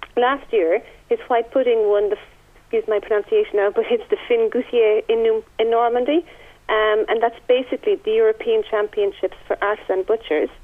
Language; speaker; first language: English; native; English